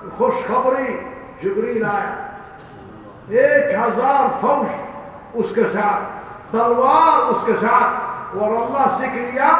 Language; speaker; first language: Urdu; non-native, learner; Arabic